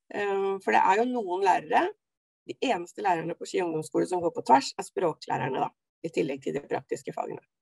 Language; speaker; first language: Norwegian; native; Norwegian